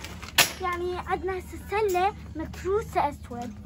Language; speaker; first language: Arabic; early bilingual, heritage; Arabic